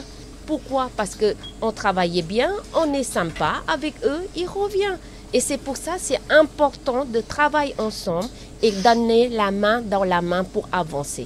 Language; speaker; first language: French; non-native, learner; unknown